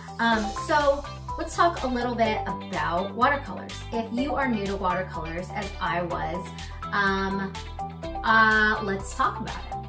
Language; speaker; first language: English; native; English